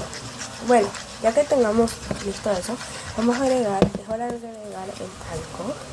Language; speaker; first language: Spanish; native; Spanish